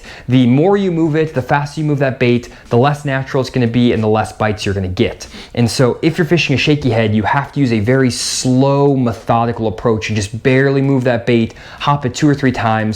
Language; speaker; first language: English; native; English